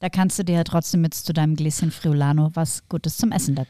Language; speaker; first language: German; native; German